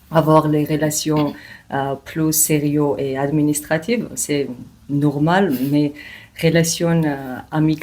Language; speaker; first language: French; non-native, learner; Georgian